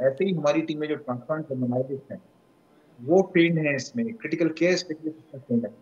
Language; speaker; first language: Hindi; native; Hindi